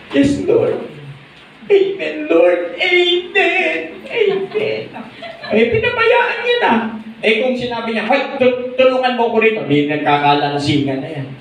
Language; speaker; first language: Filipino; non-native, local second language; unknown